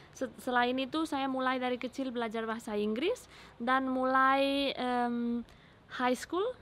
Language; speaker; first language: Indonesian; non-native, learner; Spanish